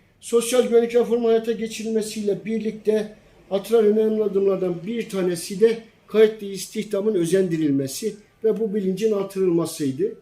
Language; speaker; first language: Turkish; native; Turkish